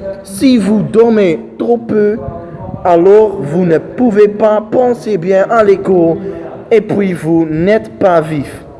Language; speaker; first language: French; non-native, learner; Dutch